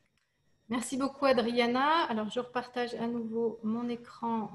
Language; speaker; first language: French; native; French